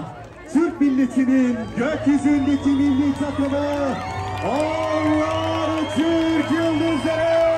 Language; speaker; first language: Turkish; native; Turkish